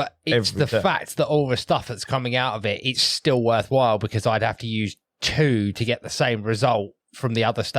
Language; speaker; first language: English; native; English